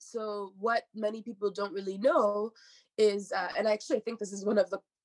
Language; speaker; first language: English; native; English